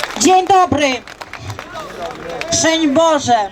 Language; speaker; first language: Polish; early bilingual, heritage; Polish